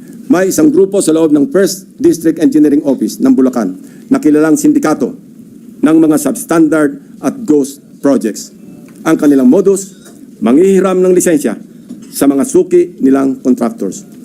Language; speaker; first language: Filipino; native; Filipino